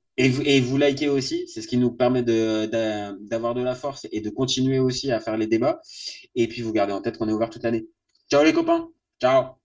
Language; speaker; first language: French; native; French